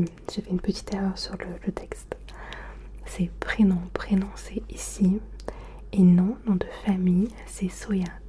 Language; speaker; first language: French; early bilingual, other home language; Turkish